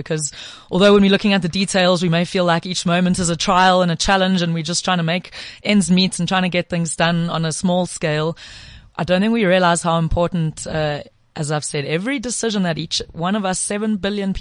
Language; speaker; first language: English; native; English